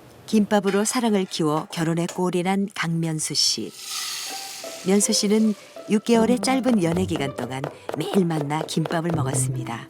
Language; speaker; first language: Korean; native; Korean